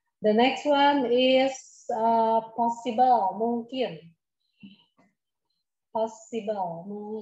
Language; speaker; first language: English; non-native, fluent; Indonesian